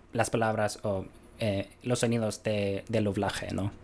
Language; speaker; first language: Spanish; non-native, fluent; English